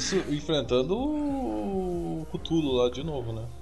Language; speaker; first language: Portuguese; native; Portuguese